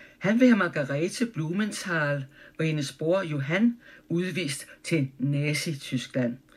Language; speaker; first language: Danish; early bilingual, other home language; German